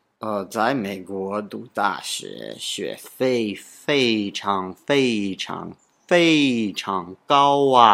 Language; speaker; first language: Chinese; non-native, learner; English